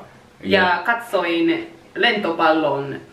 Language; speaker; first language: Finnish; non-native, learner; Japanese